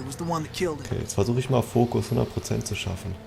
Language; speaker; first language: German; native; German